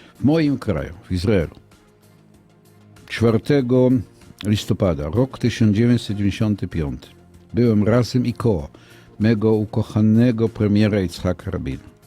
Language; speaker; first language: Polish; non-native, fluent; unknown